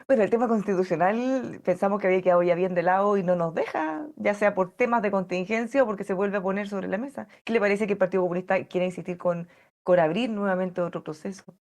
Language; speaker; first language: Spanish; native; Spanish